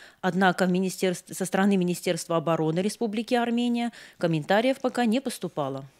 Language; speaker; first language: Russian; non-native, local second language; Armenian